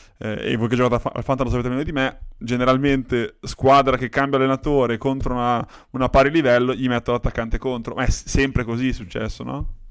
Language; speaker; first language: Italian; native; Italian